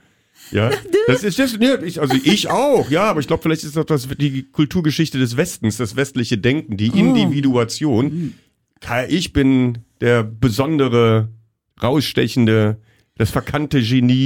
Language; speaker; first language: German; native; German